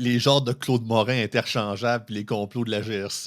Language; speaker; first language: French; native; French